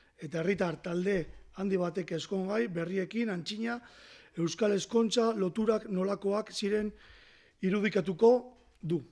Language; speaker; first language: Basque; native; Basque